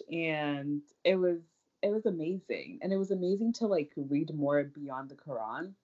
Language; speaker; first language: English; non-native, local second language; Yoruba